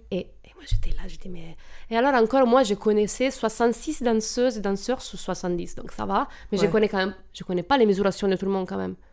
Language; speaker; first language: French; non-native, fluent; Italian